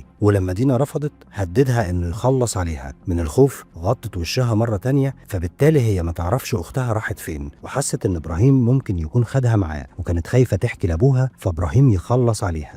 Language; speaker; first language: Arabic; native; Arabic